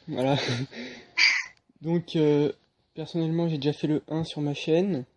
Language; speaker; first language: French; native; French